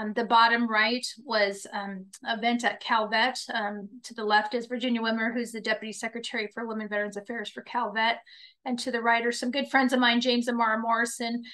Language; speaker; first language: English; native; English